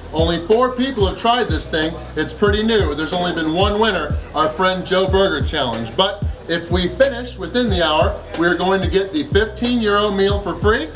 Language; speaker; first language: English; native; English